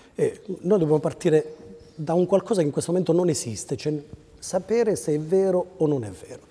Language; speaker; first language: Italian; native; Italian